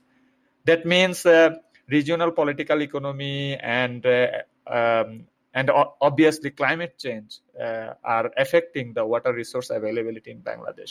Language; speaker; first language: English; non-native, local second language; Bangla